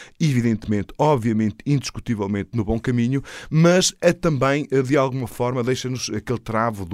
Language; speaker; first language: Portuguese; native; Portuguese